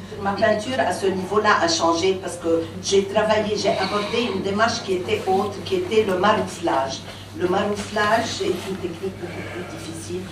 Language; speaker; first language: French; non-native, local second language; Arabic